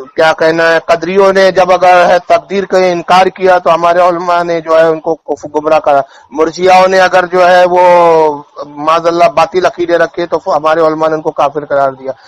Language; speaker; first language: Urdu; native; Urdu